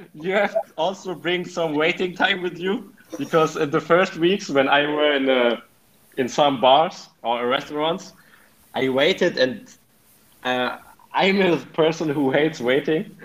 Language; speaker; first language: English; non-native, fluent; German